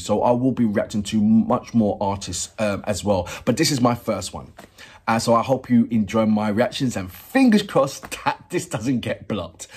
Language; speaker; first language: English; native; English